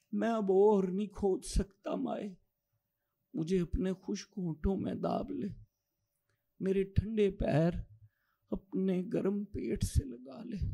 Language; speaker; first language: Urdu; native; Urdu